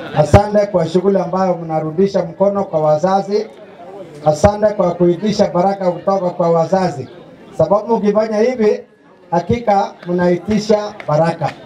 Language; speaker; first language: Swahili; non-native, local second language; Kalenjin